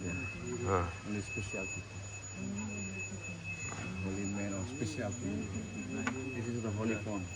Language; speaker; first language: English; non-native, learner; Balinese